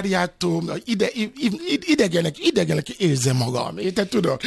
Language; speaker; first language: Hungarian; non-native, fluent; Yoruba